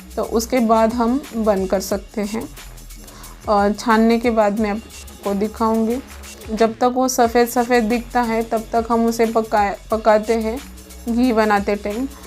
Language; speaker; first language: Hindi; non-native, local second language; Marathi